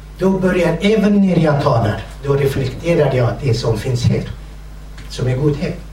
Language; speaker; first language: Swedish; non-native, fluent; Kurdish